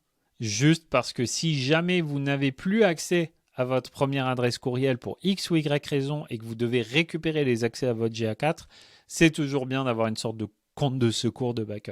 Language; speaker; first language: French; native; French